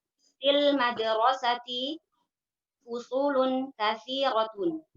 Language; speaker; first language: Arabic; non-native, learner; Indonesian